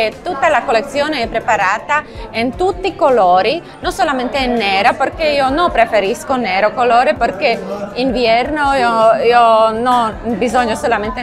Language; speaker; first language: Italian; non-native, learner; Slovak